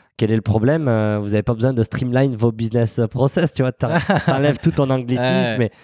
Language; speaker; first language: French; native; French